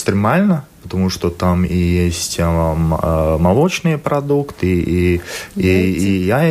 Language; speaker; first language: Russian; non-native, local second language; Latvian